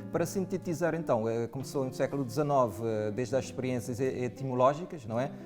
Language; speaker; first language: Portuguese; non-native, local second language; Kabuverdianu